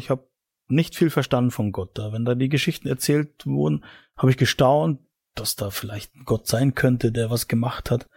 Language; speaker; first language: German; native; German